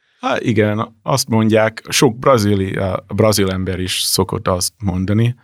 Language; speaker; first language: Hungarian; non-native, fluent; English